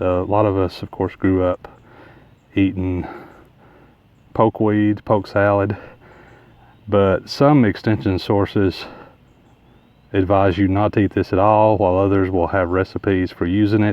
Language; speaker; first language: English; native; English